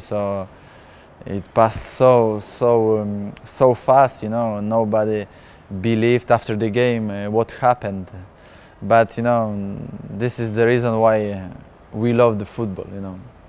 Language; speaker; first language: English; non-native, fluent; Polish